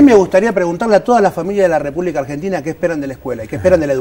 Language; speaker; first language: Spanish; native; Spanish